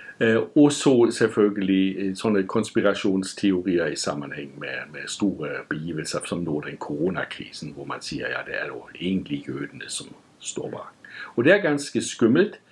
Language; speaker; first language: Norwegian; non-native, fluent; German